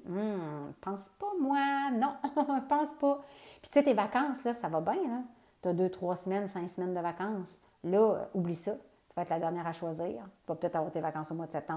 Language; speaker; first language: French; native; French